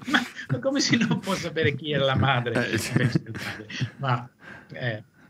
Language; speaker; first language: Italian; non-native, fluent; English